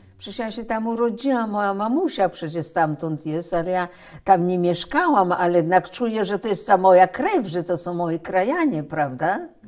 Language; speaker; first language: Polish; early bilingual, heritage; Polish